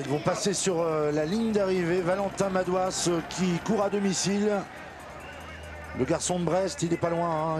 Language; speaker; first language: French; native; French